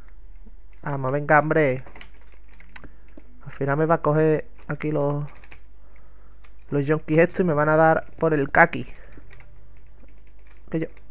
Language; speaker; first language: Spanish; native; Spanish